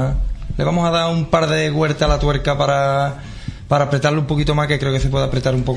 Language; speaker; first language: Spanish; native; Spanish